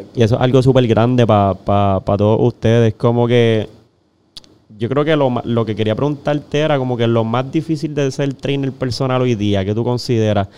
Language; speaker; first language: Spanish; native; Spanish